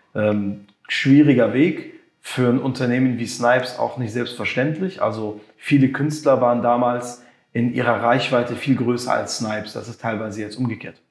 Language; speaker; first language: German; non-native, local second language; French